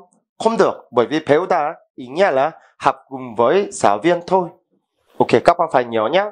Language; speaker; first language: Vietnamese; non-native, fluent; Korean